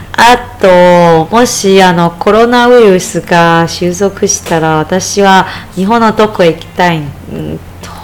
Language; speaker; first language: Japanese; non-native, fluent; Chinese